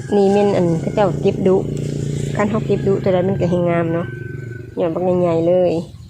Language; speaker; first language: Thai; native; Thai